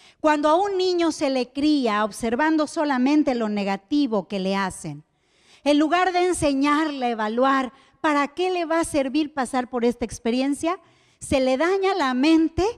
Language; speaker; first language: Spanish; native; Spanish